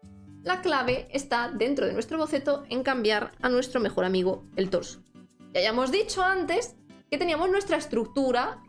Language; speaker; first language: Spanish; native; Spanish